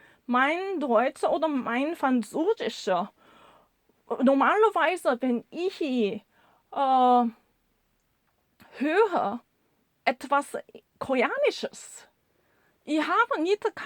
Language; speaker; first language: German; non-native, learner; Korean